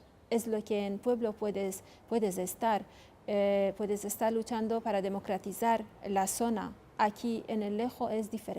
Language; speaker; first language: Spanish; non-native, fluent; Kurdish